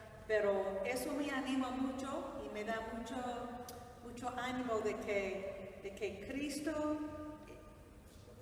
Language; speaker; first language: Spanish; non-native, fluent; English